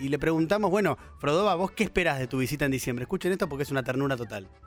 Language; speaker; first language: Spanish; native; Spanish